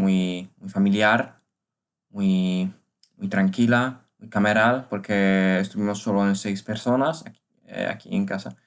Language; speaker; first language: Spanish; non-native, learner; Polish